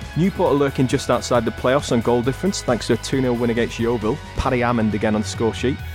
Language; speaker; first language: English; native; English